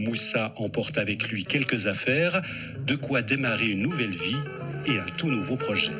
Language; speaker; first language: French; native; French